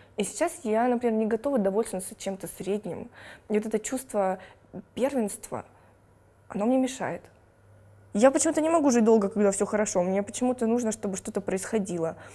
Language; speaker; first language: Russian; native; Russian